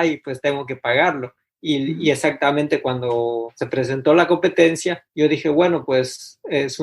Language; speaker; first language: Spanish; native; Spanish